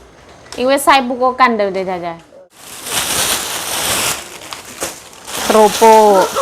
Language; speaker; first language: Chinese; non-native, learner; Javanese